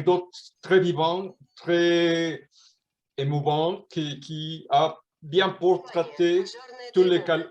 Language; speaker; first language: French; non-native, fluent; Spanish